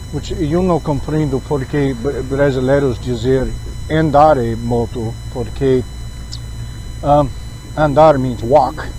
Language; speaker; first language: Portuguese; non-native, learner; English